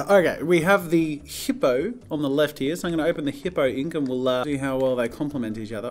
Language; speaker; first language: English; native; English